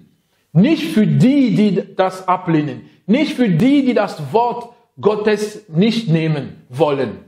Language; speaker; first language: German; non-native, fluent; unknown